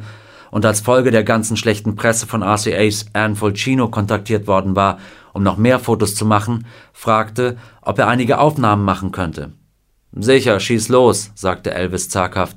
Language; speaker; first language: German; native; German